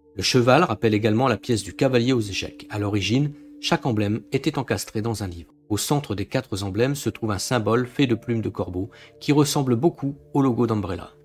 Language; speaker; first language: French; native; French